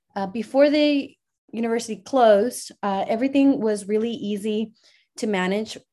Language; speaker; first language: English; early bilingual, other home language; Spanish